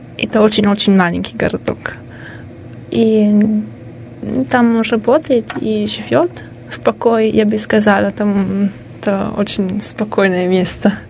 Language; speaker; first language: Russian; non-native, fluent; Italian